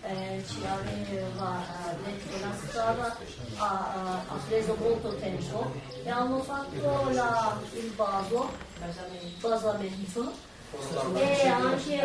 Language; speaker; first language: Italian; non-native, learner; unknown